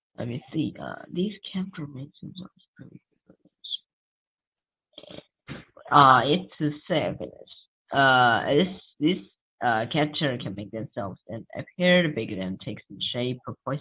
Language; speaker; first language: English; non-native, learner; Chinese